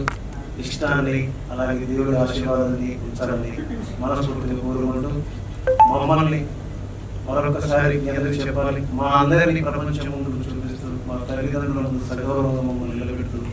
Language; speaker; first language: Telugu; native; Telugu